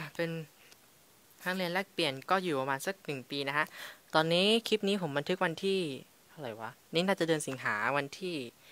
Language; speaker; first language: Thai; native; Thai